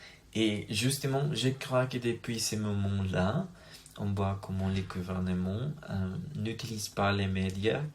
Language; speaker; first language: French; non-native, learner; Spanish